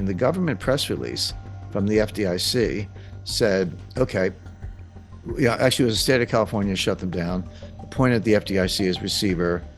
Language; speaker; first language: English; native; English